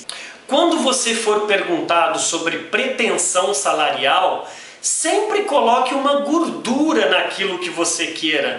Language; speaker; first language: Portuguese; native; Portuguese